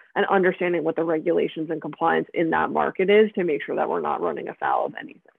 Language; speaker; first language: English; native; English